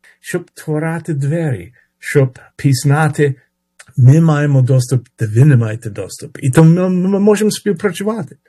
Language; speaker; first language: Ukrainian; early bilingual, heritage; Ukrainian